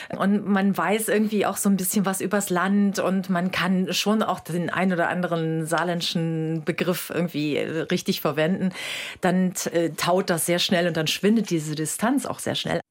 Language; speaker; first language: German; native; German